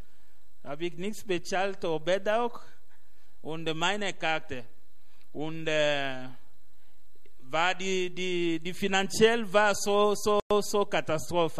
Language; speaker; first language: German; non-native, learner; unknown